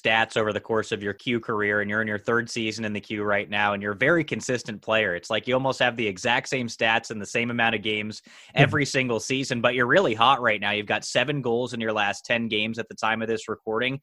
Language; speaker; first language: English; native; English